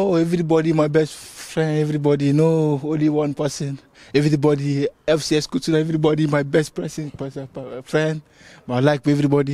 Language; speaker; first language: English; non-native, learner; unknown